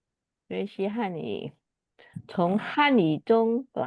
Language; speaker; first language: Chinese; non-native, learner; Indonesian